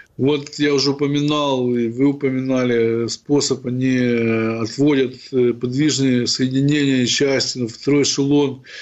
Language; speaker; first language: Russian; non-native, local second language; Ukrainian